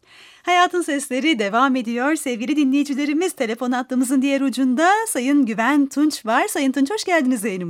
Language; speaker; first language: Turkish; native; Turkish